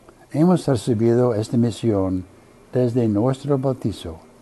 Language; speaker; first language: Spanish; non-native, fluent; English